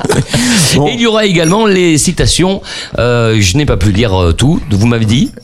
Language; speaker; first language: French; native; French